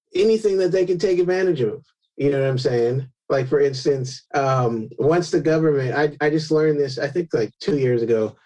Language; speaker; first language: English; native; English